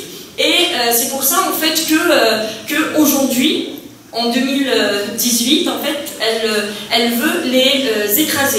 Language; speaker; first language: French; native; French